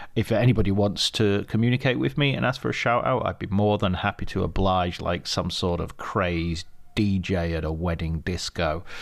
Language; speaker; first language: English; native; English